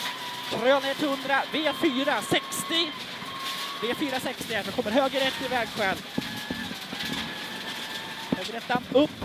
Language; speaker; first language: Swedish; native; Swedish